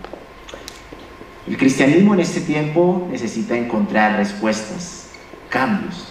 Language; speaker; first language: Spanish; native; Spanish